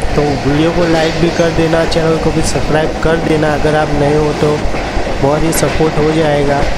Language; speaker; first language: Hindi; non-native, local second language; Gujarati